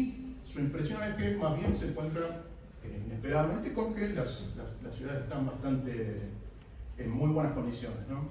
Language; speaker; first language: Spanish; native; Spanish